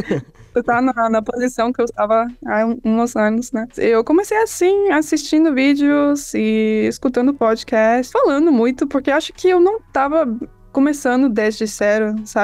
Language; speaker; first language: Portuguese; non-native, fluent; English